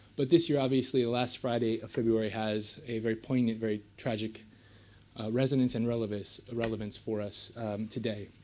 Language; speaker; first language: English; native; English